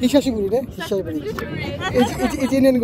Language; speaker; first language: Japanese; non-native, learner; Bangla